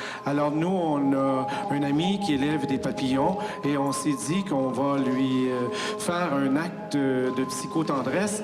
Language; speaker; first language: French; native; French